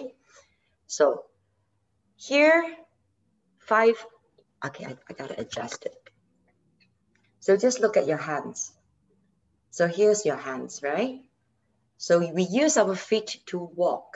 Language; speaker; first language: English; non-native, local second language; Chinese